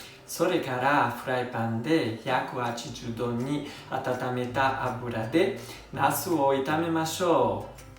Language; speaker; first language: Japanese; non-native, learner; Italian